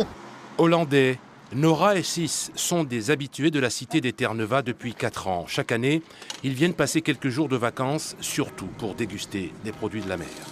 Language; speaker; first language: French; native; French